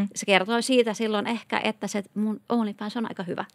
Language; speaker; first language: Finnish; native; Finnish